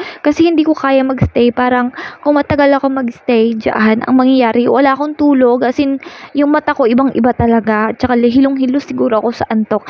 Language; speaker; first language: Filipino; non-native, local second language; Waray